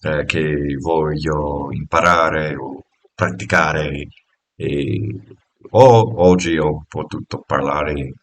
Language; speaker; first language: Italian; non-native, learner; English